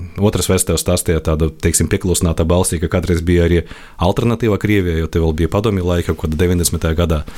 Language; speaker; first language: Latvian; non-native, local second language; Russian